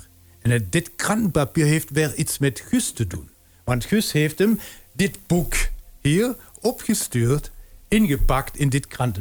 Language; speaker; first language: Dutch; non-native, fluent; German